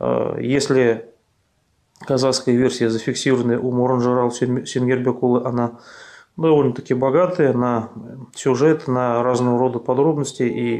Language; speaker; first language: Russian; native; Russian